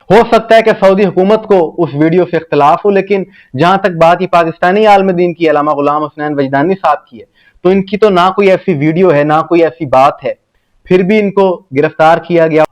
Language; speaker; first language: Urdu; native; Urdu